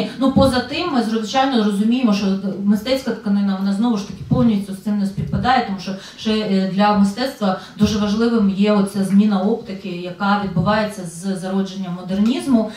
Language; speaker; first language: Ukrainian; native; Ukrainian